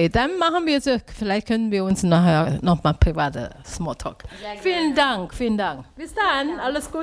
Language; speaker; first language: German; non-native, learner; Chinese